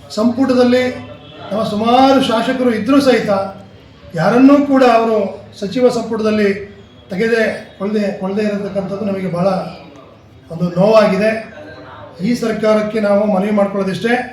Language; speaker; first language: Kannada; non-native, local second language; Lambadi